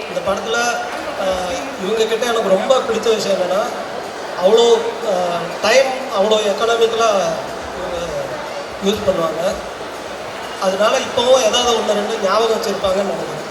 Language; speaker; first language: Tamil; native; Tamil